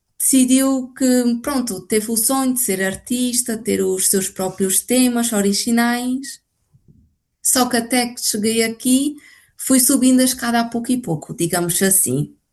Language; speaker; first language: Portuguese; native; Portuguese